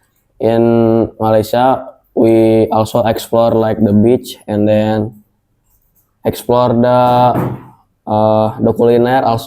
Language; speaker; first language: English; non-native, learner; Indonesian